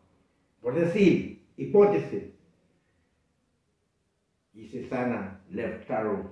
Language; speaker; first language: Spanish; non-native, local second language; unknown